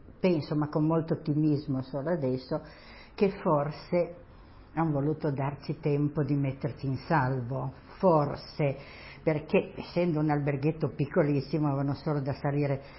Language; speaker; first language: Italian; native; Italian